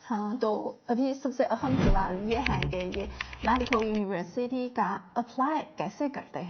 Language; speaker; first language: Hindi; non-native, fluent; Chinese